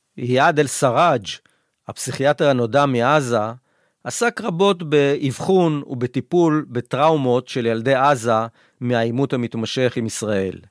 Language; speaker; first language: Hebrew; native; Hebrew